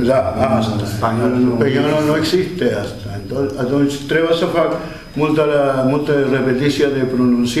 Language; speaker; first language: Romanian; non-native, learner; Spanish